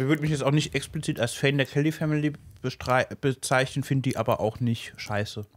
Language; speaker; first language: German; native; German